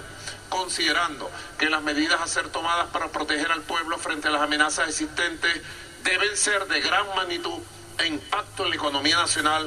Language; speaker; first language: Spanish; native; Spanish